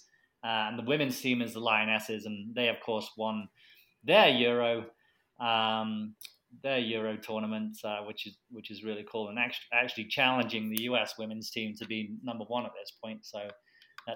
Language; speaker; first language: English; native; English